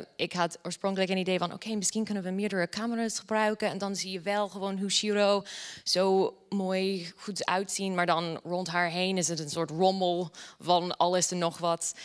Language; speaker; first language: Dutch; non-native, fluent; English